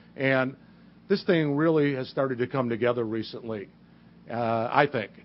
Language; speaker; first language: English; native; English